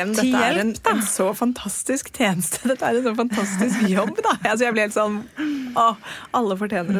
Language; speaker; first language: Norwegian; native; Norwegian